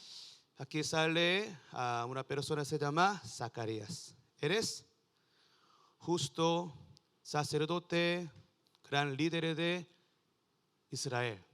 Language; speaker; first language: Spanish; non-native, learner; Korean